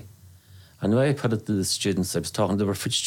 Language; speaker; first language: English; native; English